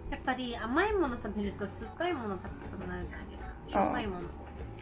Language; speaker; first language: Japanese; native; Japanese